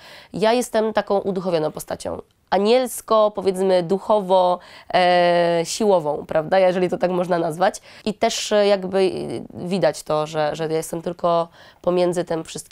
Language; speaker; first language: Polish; native; Polish